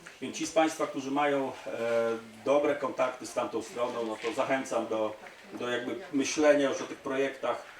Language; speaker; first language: Polish; native; Polish